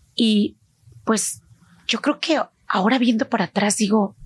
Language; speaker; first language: Spanish; native; Spanish